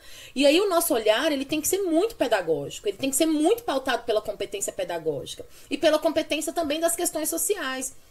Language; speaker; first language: Portuguese; native; Portuguese